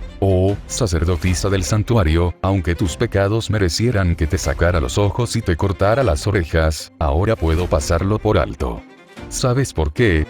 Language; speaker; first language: Spanish; native; Spanish